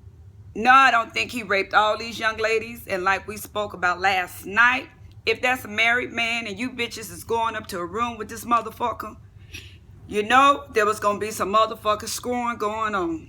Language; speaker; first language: English; native; English